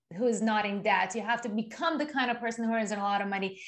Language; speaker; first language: English; non-native, fluent; Persian